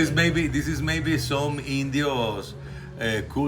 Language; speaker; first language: English; non-native, learner; Italian